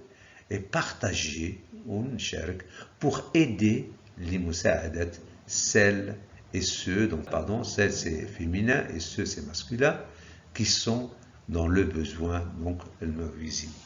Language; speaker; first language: French; non-native, local second language; Arabic